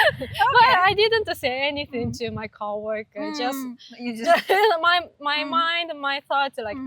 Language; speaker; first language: English; non-native, learner; Japanese